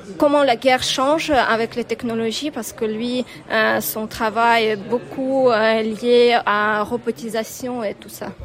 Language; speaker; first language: French; non-native, fluent; Ukrainian